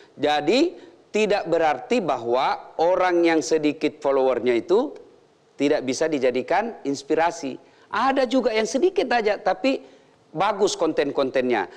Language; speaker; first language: Indonesian; native; Indonesian